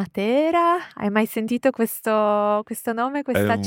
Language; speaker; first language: Italian; native; Italian